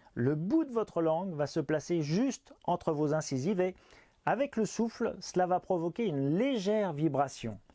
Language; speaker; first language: French; native; French